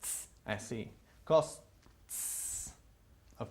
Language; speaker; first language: Spanish; non-native, fluent; English